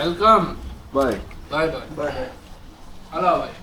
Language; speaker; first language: English; non-native, learner; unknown